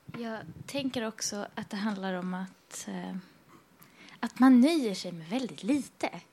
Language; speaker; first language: Swedish; early bilingual, other home language; Persian